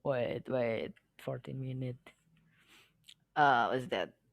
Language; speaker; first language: English; non-native, learner; Indonesian